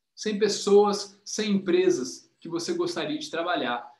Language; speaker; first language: Portuguese; native; Portuguese